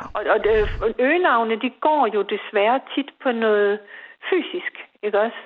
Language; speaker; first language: Danish; native; Danish